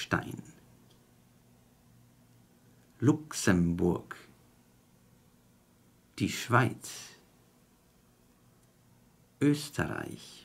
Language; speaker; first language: German; non-native, fluent; Chinese